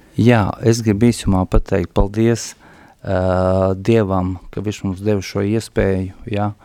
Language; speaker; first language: Latvian; non-native, local second language; Russian